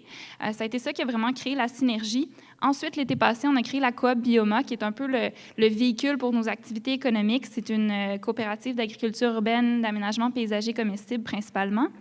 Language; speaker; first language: French; native; French